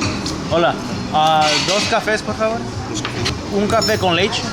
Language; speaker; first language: Spanish; non-native, learner; English